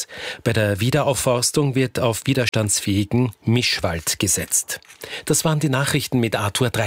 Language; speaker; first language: German; native; German